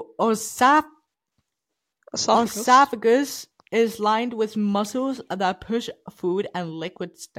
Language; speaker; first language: English; non-native, fluent; Icelandic